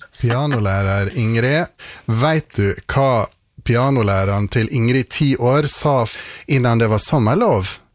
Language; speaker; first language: Norwegian; native; Norwegian